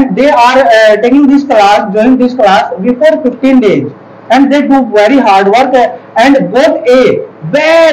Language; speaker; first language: English; non-native, local second language; Hindi